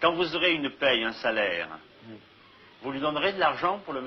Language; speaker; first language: French; native; French